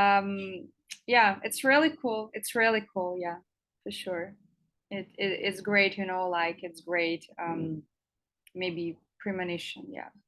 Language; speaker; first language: English; non-native, fluent; Russian